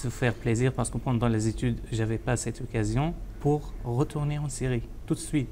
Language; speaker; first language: French; non-native, fluent; Arabic